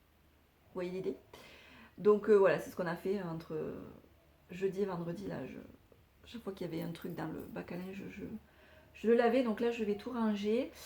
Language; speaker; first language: French; native; French